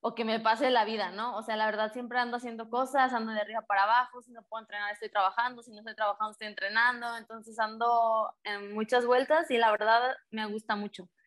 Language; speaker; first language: Spanish; native; Spanish